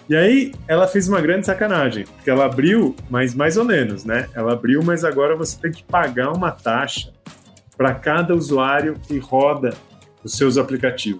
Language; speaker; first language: Portuguese; native; Portuguese